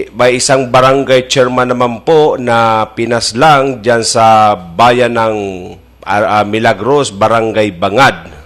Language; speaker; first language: Filipino; non-native, local second language; Masbatenyo